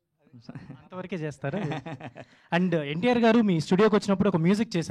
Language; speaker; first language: Telugu; native; Telugu